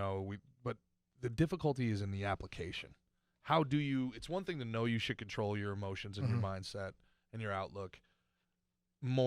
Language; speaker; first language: English; native; English